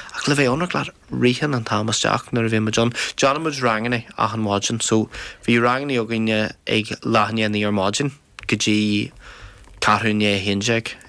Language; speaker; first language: Irish; non-native, local second language; English